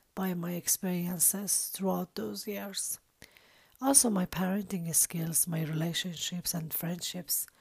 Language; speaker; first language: English; non-native, fluent; Persian